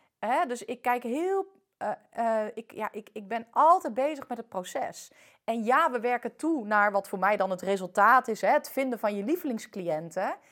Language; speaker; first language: Dutch; early bilingual, other home language; French